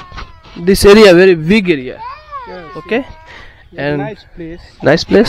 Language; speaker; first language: English; non-native, learner; Bangla